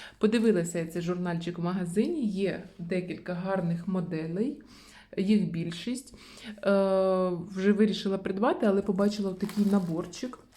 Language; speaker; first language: Ukrainian; non-native, local second language; Russian